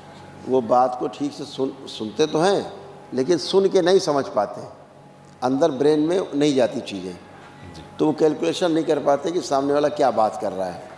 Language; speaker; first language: Hindi; native; Hindi